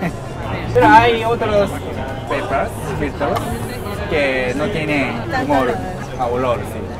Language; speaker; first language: Spanish; non-native, learner; Japanese